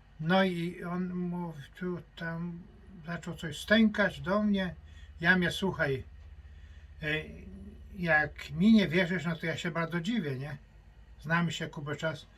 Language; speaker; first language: Polish; native; Polish